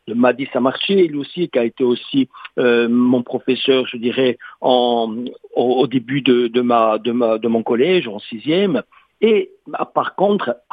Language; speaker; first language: French; native; French